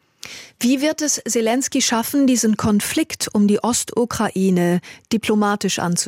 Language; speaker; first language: German; native; German